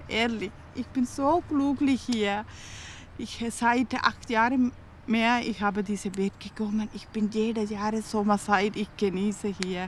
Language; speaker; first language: German; non-native, learner; Tamil